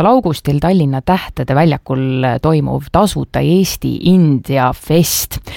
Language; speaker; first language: Estonian; native; Estonian